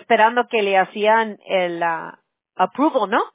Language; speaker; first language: Spanish; early bilingual, heritage; English